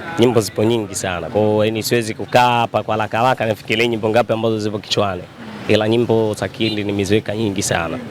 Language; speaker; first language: Swahili; native; Swahili